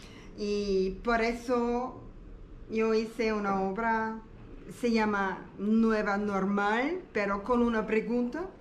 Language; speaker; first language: Spanish; non-native, learner; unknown